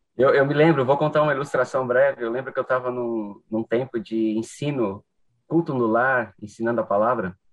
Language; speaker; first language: Portuguese; native; Portuguese